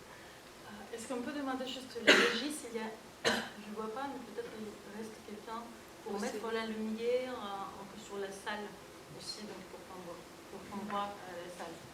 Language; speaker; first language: French; non-native, fluent; Russian